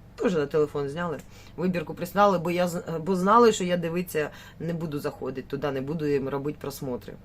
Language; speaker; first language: Ukrainian; native; Ukrainian